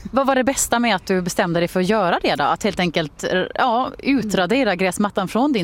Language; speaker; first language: Swedish; native; Swedish